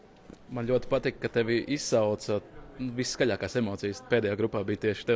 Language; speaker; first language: Latvian; native; Latvian